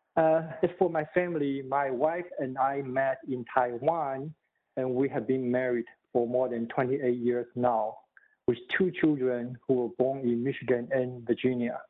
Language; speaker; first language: English; non-native, fluent; Chinese